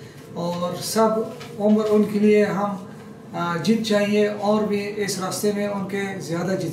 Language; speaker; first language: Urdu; non-native, learner; Persian